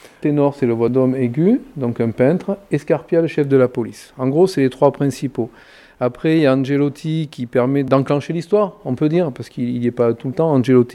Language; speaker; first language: French; native; French